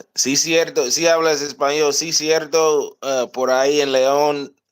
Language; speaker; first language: Spanish; non-native, fluent; English